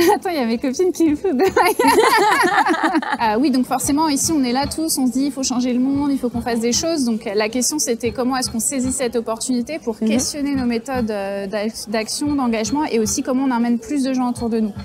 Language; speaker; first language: French; native; French